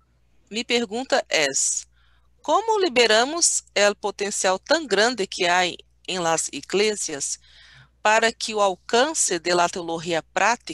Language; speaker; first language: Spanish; non-native, learner; Portuguese